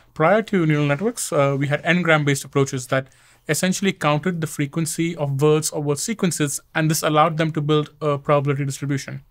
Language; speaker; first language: English; non-native, local second language; Hindi